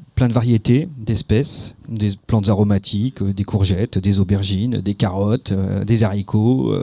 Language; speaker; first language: French; native; French